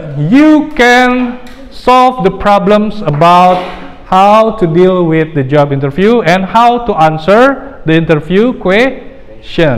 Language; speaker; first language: English; non-native, fluent; Indonesian